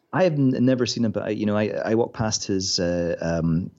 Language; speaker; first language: English; native; English